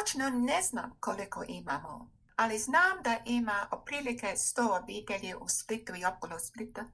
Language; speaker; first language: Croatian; non-native, fluent; English